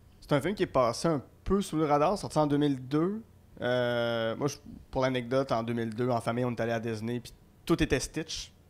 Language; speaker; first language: French; native; French